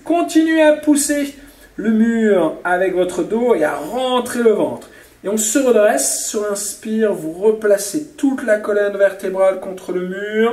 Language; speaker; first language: French; native; French